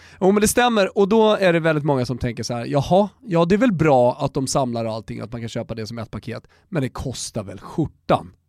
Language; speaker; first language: Swedish; native; Swedish